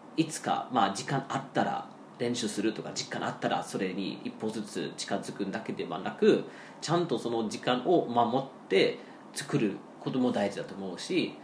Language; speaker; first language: Japanese; non-native, fluent; English